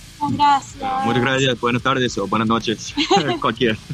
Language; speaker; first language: Spanish; non-native, learner; English